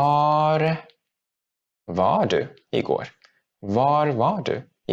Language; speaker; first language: Swedish; non-native, fluent; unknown